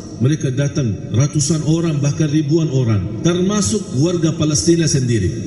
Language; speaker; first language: Malay; non-native, fluent; Arabic